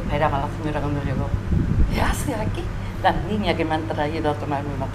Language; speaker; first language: Spanish; native; Spanish